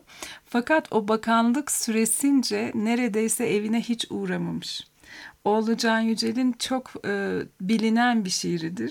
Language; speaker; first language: Turkish; native; Turkish